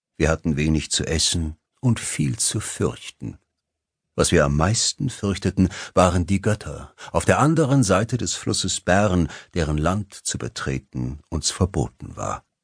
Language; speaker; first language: German; native; German